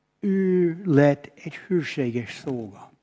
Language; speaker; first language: Hungarian; non-native, fluent; English